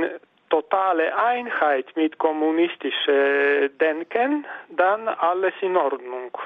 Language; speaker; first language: German; non-native, fluent; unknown